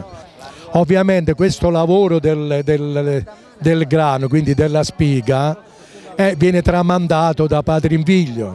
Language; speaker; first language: Italian; native; Italian